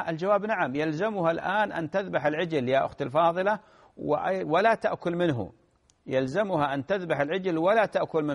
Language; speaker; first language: Arabic; native; Arabic